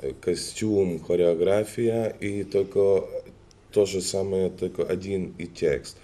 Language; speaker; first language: Russian; non-native, fluent; Hungarian